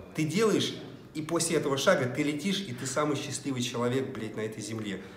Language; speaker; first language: Russian; native; Russian